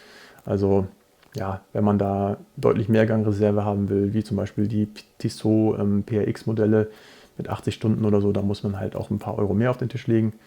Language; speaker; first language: German; native; German